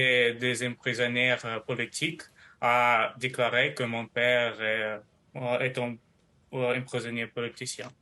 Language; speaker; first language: French; non-native, learner; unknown